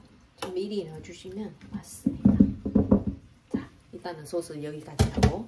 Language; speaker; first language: Korean; non-native, fluent; Vietnamese